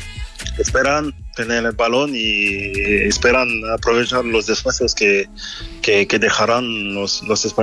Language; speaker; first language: Spanish; non-native, fluent; French